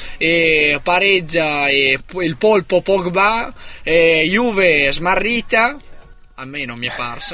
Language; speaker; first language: Italian; native; Italian